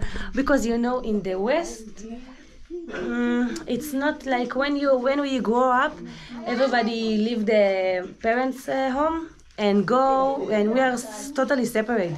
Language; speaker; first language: English; non-native, learner; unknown